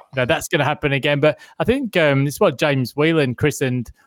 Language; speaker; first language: English; native; English